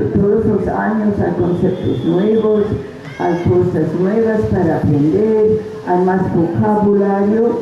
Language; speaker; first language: Spanish; non-native, fluent; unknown